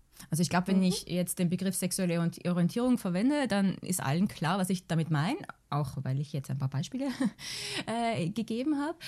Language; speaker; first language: German; native; German